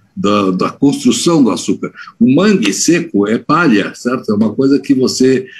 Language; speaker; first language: Portuguese; native; Portuguese